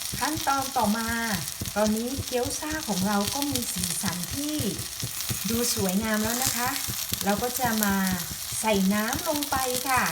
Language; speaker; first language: Thai; native; Thai